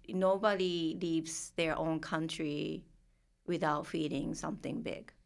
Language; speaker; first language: English; non-native, fluent; Japanese